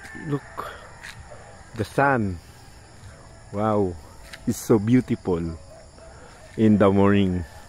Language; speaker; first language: English; non-native, local second language; Filipino